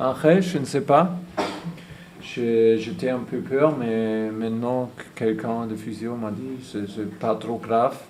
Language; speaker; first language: French; non-native, fluent; German